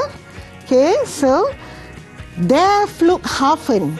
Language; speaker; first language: German; non-native, fluent; Malay